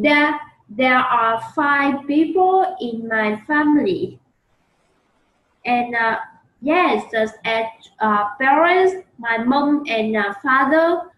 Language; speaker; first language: English; non-native, learner; Vietnamese